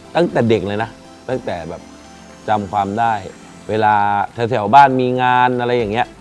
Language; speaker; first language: Thai; native; Thai